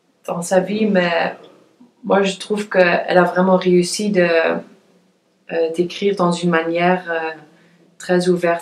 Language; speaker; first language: French; non-native, fluent; Dutch